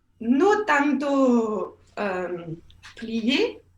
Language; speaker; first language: Spanish; non-native, learner; French